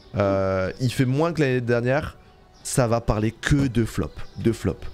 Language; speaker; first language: French; native; French